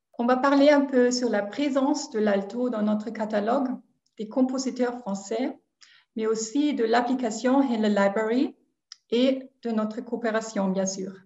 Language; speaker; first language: French; non-native, fluent; German